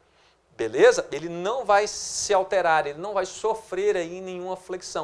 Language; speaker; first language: Portuguese; native; Portuguese